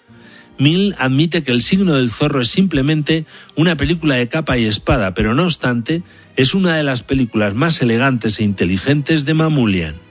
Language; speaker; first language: Spanish; native; Spanish